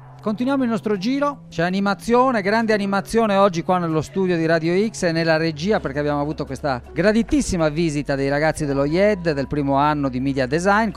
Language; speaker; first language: Italian; native; Italian